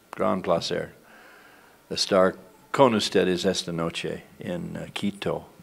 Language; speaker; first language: English; native; English